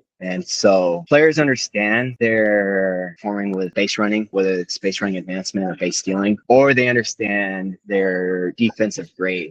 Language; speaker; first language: English; native; English